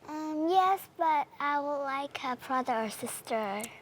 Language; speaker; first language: English; non-native, fluent; Vietnamese